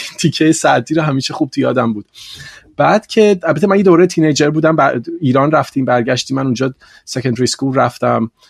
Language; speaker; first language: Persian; non-native, local second language; Kurdish